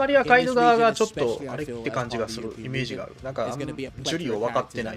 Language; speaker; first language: Japanese; native; Japanese